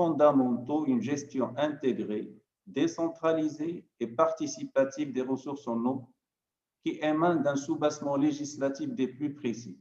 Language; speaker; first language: French; non-native, local second language; Arabic